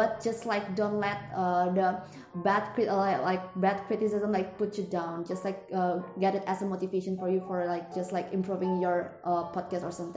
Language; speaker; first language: English; non-native, learner; Indonesian